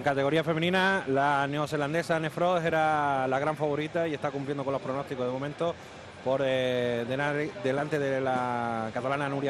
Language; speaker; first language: Spanish; native; Spanish